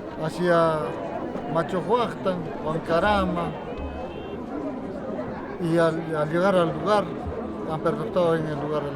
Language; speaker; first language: Spanish; native; Spanish